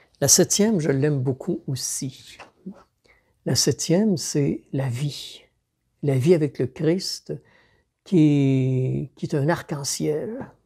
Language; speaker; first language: French; native; French